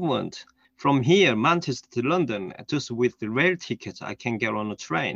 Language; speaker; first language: English; non-native, fluent; Korean